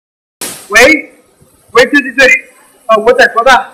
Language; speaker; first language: Chinese; non-native, learner; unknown